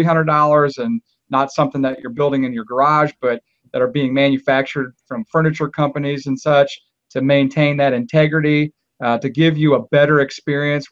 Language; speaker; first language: English; native; English